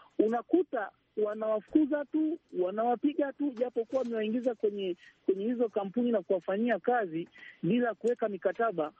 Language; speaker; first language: Swahili; native; Swahili